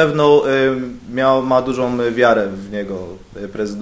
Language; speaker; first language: Polish; native; Polish